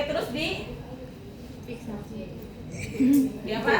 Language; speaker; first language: Indonesian; native; Indonesian